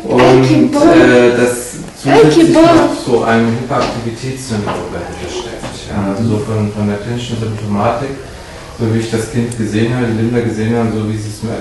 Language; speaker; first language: German; native; German